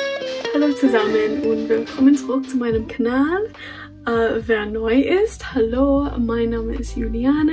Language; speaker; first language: German; non-native, fluent; English